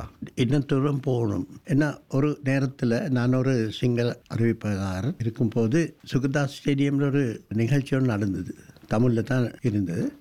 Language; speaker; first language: Tamil; non-native, local second language; Sinhala